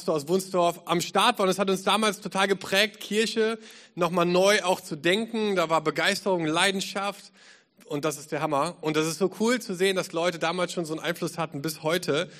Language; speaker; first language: German; native; German